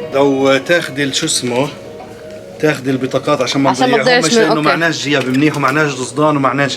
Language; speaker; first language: Arabic; native; Arabic